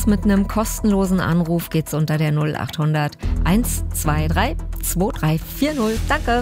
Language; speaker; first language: German; native; German